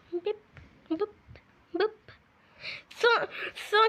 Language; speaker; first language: French; native; French